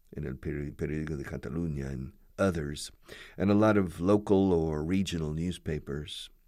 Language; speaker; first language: English; native; English